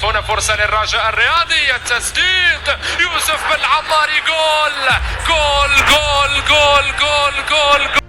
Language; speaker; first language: Arabic; native; Arabic